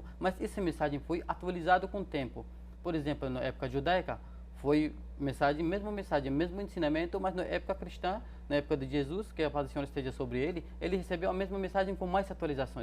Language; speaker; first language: Portuguese; non-native, fluent; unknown